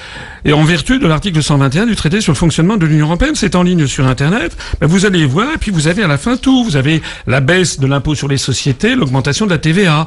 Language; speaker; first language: French; native; French